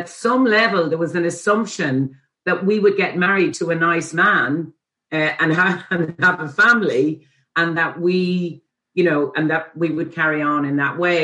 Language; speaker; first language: English; native; English